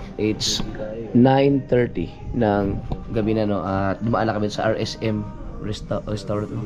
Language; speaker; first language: Filipino; native; Filipino